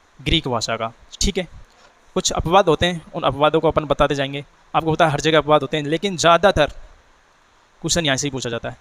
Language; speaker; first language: Hindi; native; Hindi